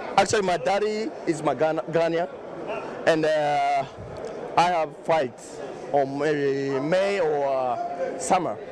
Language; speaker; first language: English; non-native, learner; Japanese